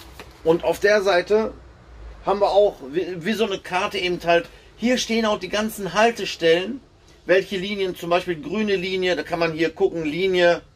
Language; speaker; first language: German; native; German